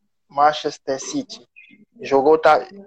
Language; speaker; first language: Portuguese; non-native, learner; French